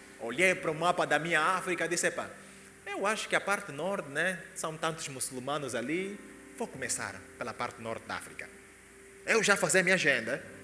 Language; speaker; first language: Portuguese; native; Portuguese